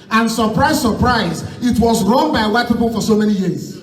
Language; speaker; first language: English; non-native, local second language; Igbo